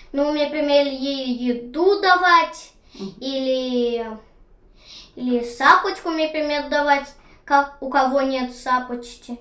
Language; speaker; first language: Russian; early bilingual, heritage; Russian